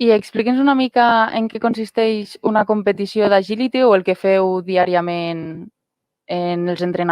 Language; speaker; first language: Catalan; native; Catalan